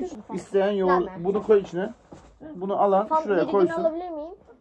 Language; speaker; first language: Turkish; native; Turkish